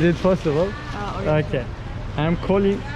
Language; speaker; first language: English; non-native, learner; Turkish